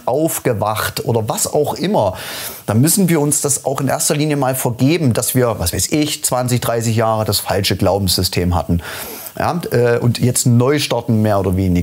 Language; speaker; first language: German; native; German